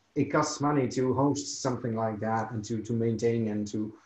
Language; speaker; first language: English; non-native, fluent; Dutch